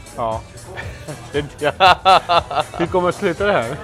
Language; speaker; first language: Swedish; non-native, fluent; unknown